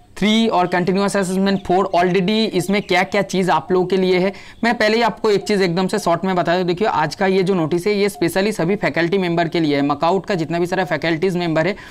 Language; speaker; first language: Hindi; non-native, local second language; Bangla